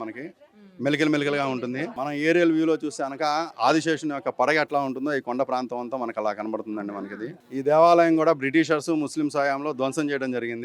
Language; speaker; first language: Telugu; native; Telugu